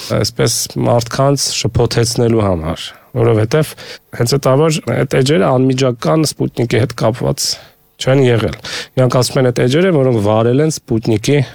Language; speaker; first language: Armenian; native; Armenian